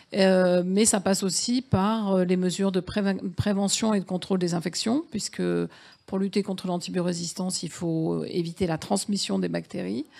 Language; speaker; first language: French; native; French